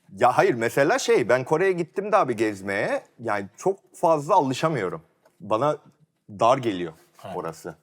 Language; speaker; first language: Turkish; early bilingual, other home language; Korean